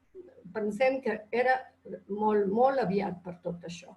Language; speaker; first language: Catalan; early bilingual, heritage; Catalan